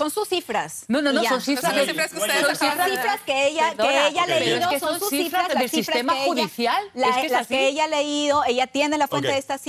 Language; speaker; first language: Spanish; native; Spanish